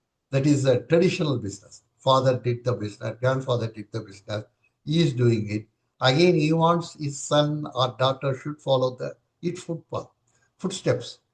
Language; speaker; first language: English; non-native, local second language; Tamil